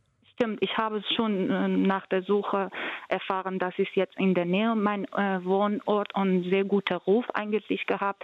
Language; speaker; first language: German; non-native, fluent; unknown